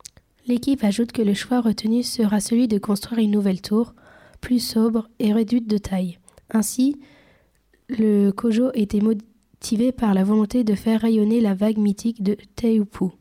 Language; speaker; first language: French; native; French